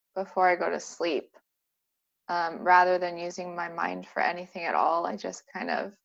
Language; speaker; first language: English; native; English